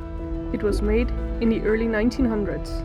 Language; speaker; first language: English; non-native, fluent; Dutch